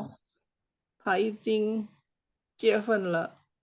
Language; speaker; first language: Chinese; non-native, learner; Indonesian